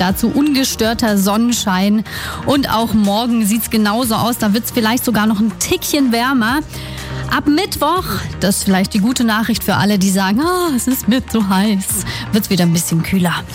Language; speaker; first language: German; native; German